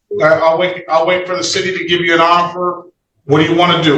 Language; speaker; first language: English; native; English